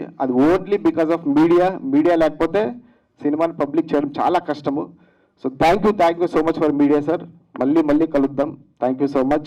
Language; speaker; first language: Telugu; native; Telugu